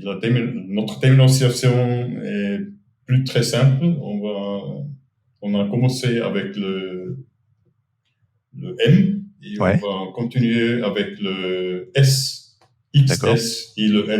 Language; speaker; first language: French; non-native, fluent; German